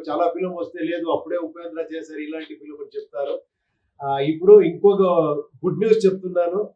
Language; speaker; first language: Telugu; non-native, local second language; Kannada